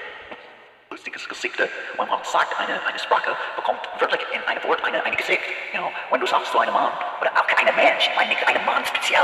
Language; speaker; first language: German; non-native, learner; English